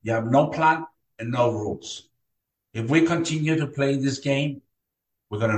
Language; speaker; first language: English; non-native, fluent; Greek